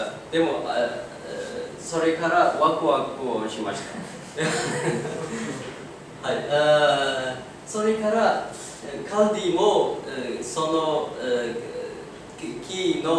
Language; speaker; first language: Japanese; non-native, learner; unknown